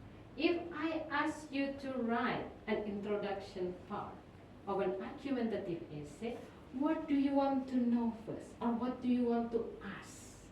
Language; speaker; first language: English; non-native, fluent; Indonesian